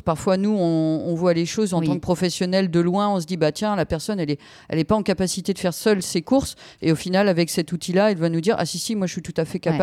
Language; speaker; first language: French; native; French